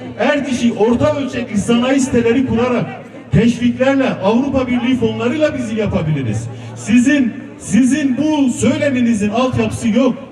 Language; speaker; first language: Turkish; non-native, local second language; Kurdish